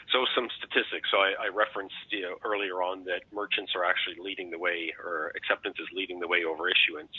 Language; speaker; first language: English; native; English